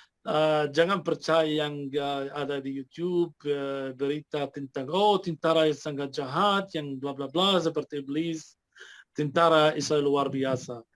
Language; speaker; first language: Indonesian; non-native, fluent; Arabic